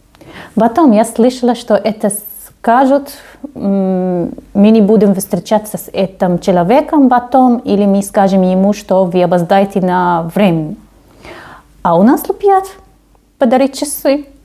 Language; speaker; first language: Russian; non-native, fluent; Arabic